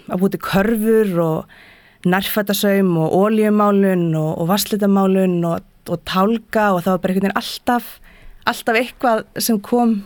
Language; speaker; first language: Icelandic; native; Icelandic